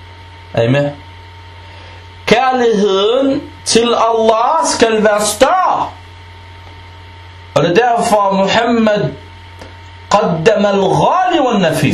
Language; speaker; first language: Danish; non-native, fluent; Arabic